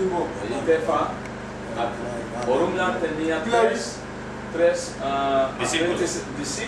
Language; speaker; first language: Spanish; non-native, learner; Yoruba